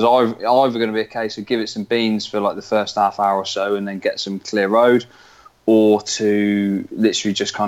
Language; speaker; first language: English; native; English